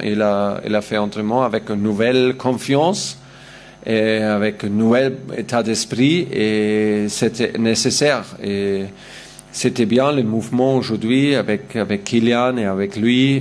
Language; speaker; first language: French; non-native, learner; German